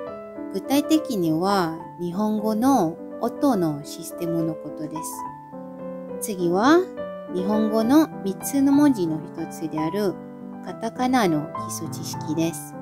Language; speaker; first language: Japanese; non-native, fluent; Malay